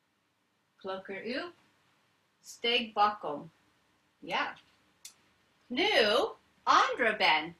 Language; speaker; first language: Swedish; non-native, learner; English